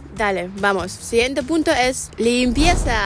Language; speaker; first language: Spanish; non-native, learner; Ukrainian